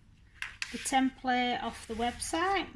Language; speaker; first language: English; native; English